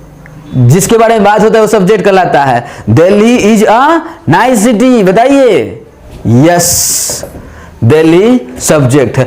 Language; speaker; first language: Hindi; native; Hindi